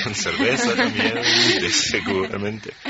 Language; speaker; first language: Spanish; non-native, fluent; French